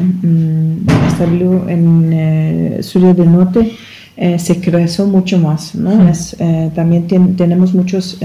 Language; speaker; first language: Spanish; non-native, learner; German